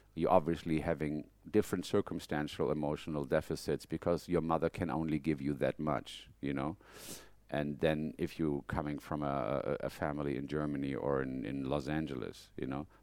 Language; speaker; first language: English; non-native, fluent; German